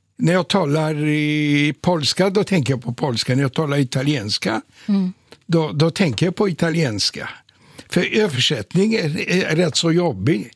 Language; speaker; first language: Swedish; non-native, fluent; Polish